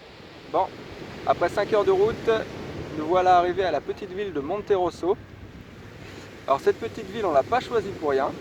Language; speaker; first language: French; native; French